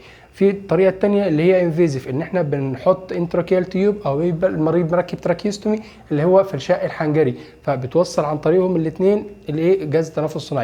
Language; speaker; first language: Arabic; native; Arabic